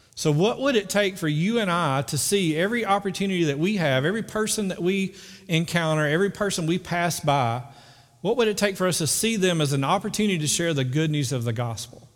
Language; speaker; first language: English; native; English